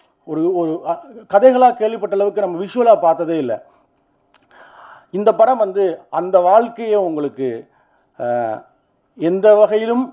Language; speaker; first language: Tamil; native; Tamil